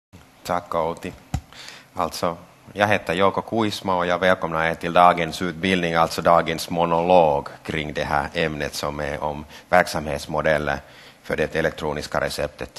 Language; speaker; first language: Swedish; non-native, local second language; Finnish